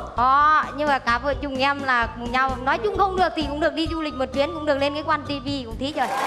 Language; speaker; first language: Vietnamese; non-native, local second language; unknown